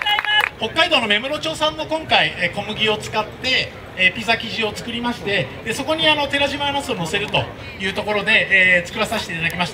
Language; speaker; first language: Japanese; native; Japanese